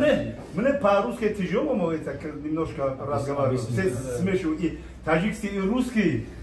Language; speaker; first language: Russian; non-native, learner; Tajik